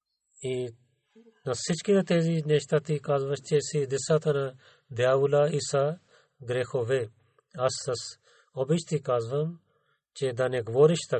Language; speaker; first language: Bulgarian; non-native, learner; Urdu